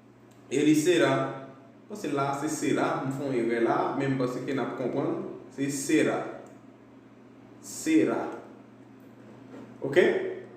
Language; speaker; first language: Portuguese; non-native, fluent; Haitian Creole